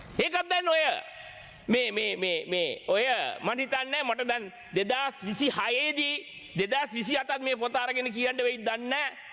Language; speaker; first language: Sinhala; non-native, local second language; Tamil